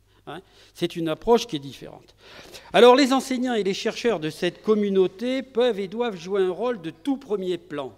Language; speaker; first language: French; native; French